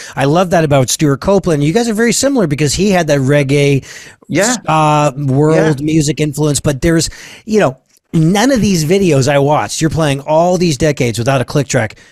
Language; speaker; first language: English; native; English